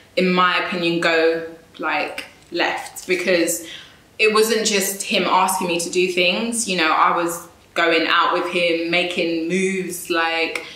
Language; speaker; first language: English; native; English